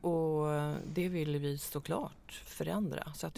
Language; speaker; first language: Swedish; native; Swedish